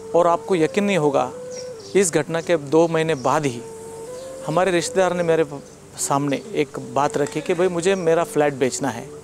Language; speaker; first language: Hindi; non-native, local second language; Marathi